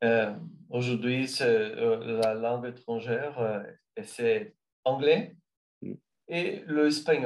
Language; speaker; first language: French; non-native, learner; Portuguese